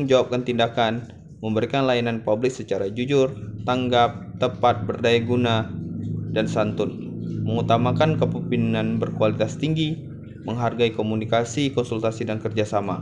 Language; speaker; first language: Indonesian; native; Indonesian